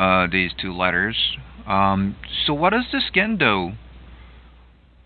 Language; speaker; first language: English; non-native, fluent; Japanese